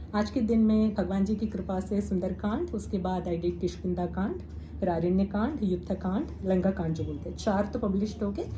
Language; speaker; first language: Hindi; non-native, local second language; Malayalam